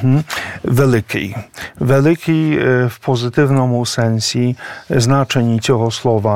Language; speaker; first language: Ukrainian; non-native, fluent; Polish